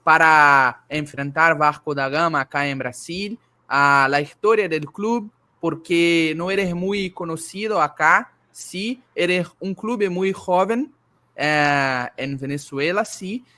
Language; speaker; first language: Spanish; non-native, learner; Portuguese